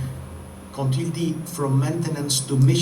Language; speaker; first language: French; non-native, fluent; Spanish